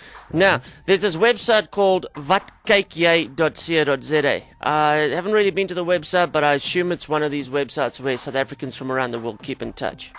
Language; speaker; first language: English; native; English